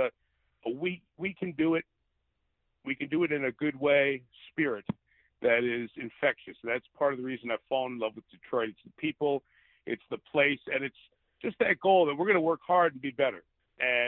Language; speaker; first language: English; native; English